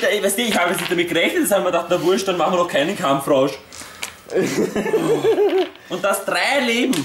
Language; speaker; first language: German; native; German